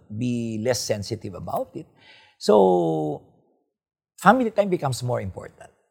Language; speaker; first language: English; non-native, local second language; Hiligaynon